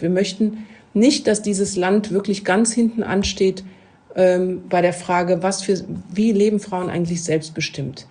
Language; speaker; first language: German; native; German